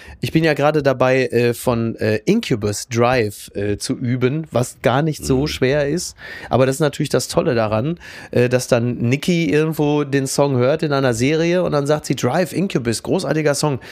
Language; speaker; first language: German; native; German